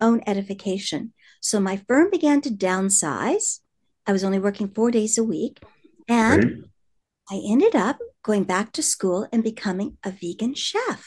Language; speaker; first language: English; native; English